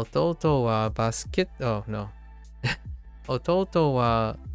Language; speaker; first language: Japanese; non-native, learner; English